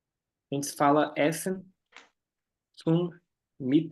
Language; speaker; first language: German; non-native, fluent; Portuguese